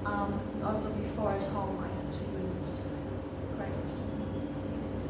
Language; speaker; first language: English; non-native, fluent; German